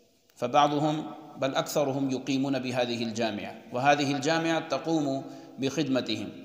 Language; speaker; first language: Arabic; non-native, fluent; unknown